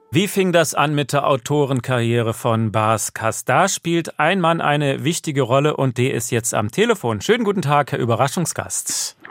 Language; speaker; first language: German; native; German